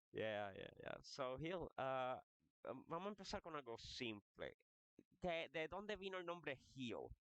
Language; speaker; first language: Spanish; non-native, local second language; English